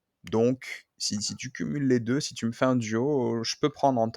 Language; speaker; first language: French; native; French